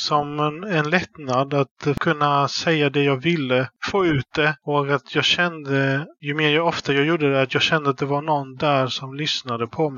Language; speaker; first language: Swedish; early bilingual, other home language; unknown